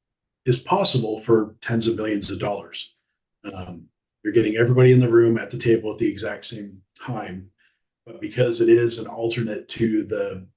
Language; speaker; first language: English; native; English